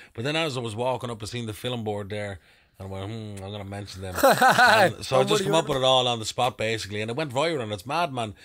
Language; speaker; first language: English; native; English